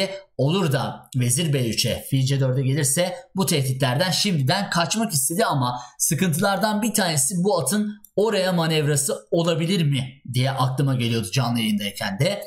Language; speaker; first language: Turkish; native; Turkish